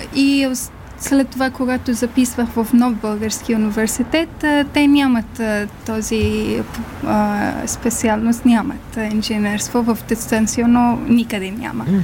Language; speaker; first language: Bulgarian; non-native, fluent; Persian